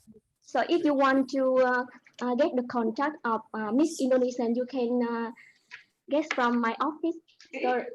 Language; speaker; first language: English; non-native, fluent; Vietnamese